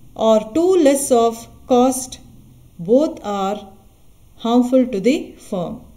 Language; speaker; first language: English; non-native, local second language; Kannada